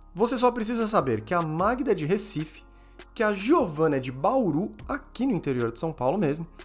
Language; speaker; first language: Portuguese; native; Portuguese